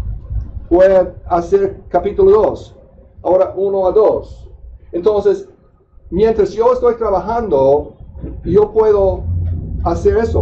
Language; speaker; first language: Spanish; non-native, fluent; English